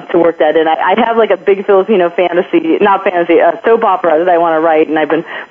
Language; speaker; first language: English; non-native, local second language; Filipino